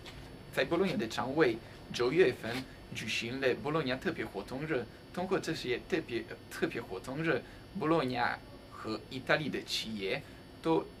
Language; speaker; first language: Chinese; non-native, fluent; Italian